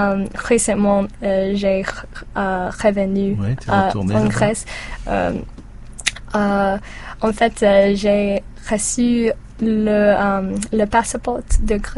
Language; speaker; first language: French; non-native, learner; English